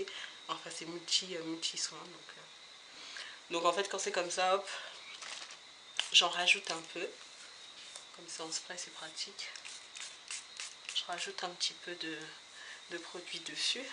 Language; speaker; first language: French; native; French